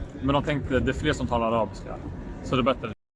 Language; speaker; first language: Swedish; early bilingual, other home language; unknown